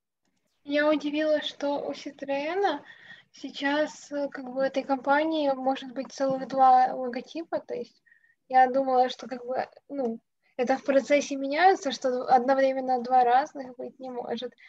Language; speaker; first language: Russian; native; Russian